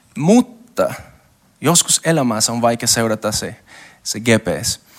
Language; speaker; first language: Finnish; non-native, learner; Spanish